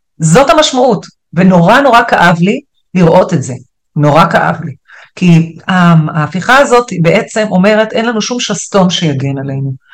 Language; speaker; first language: Hebrew; non-native, local second language; Arabic